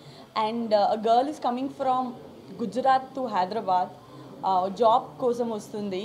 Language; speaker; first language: Telugu; non-native, learner; Gujarati